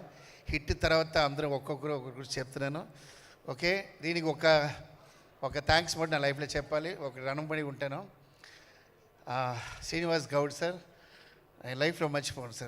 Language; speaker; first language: Telugu; non-native, learner; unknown